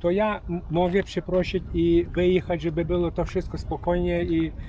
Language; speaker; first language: Polish; non-native, learner; Ukrainian